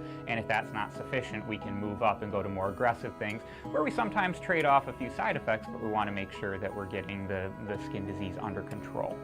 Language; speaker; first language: English; native; English